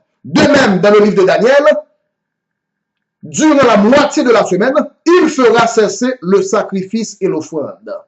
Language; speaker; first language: French; non-native, local second language; Haitian Creole